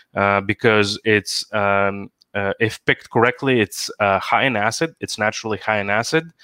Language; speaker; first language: English; non-native, fluent; Greek